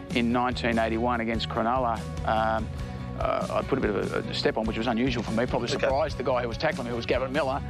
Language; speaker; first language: English; native; English